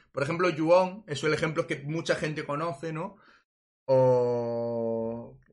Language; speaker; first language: Spanish; native; Spanish